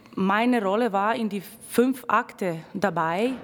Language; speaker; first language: German; non-native, fluent; Spanish